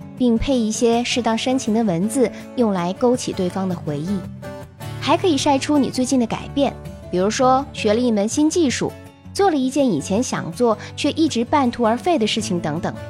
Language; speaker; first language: Chinese; native; Chinese